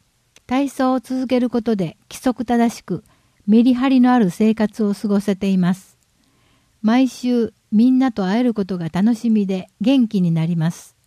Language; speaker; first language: Japanese; native; Japanese